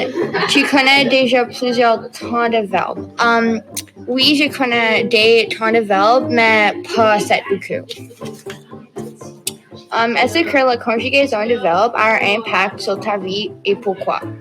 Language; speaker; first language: French; non-native, learner; English